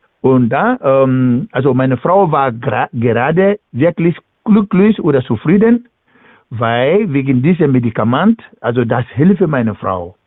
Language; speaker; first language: German; non-native, learner; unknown